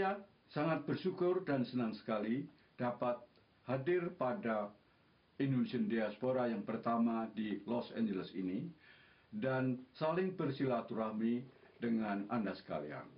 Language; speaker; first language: Indonesian; non-native, local second language; Javanese